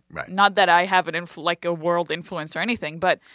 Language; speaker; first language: English; non-native, fluent; French